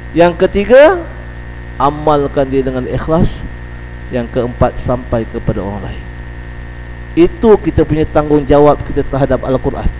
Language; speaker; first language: Malay; native; Malay